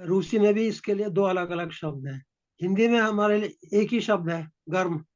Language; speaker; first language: Hindi; native; Hindi